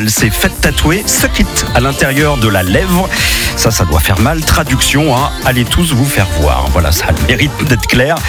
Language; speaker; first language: French; native; French